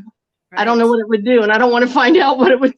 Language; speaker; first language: English; native; English